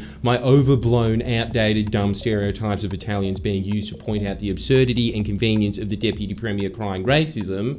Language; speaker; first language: English; native; English